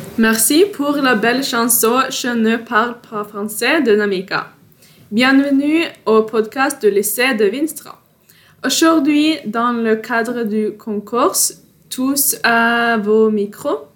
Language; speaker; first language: French; non-native, learner; Norwegian